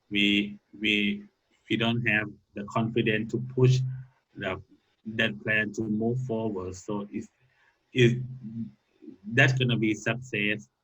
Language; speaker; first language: English; non-native, learner; Thai